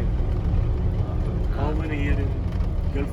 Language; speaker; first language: English; non-native, learner; Tamil